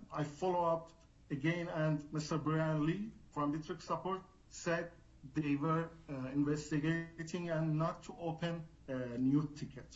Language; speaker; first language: English; non-native, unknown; Persian